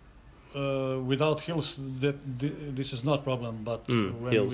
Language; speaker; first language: English; non-native, learner; Croatian